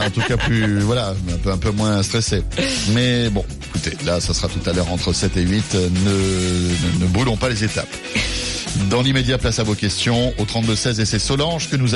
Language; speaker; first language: French; native; French